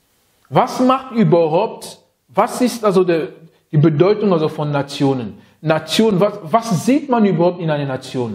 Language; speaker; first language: German; non-native, fluent; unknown